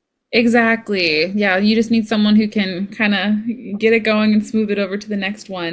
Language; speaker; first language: English; native; English